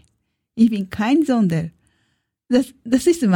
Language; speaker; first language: German; non-native, learner; Japanese